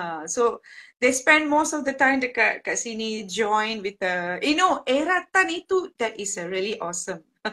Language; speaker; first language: English; non-native, local second language; Tamil